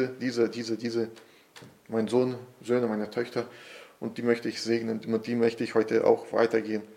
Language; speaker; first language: German; non-native, fluent; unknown